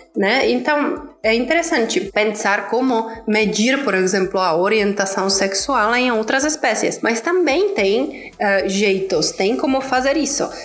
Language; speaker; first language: Portuguese; non-native, fluent; Czech